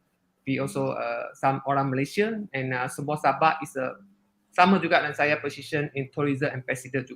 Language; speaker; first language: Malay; non-native, local second language; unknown